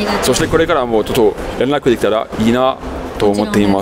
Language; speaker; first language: Japanese; non-native, fluent; French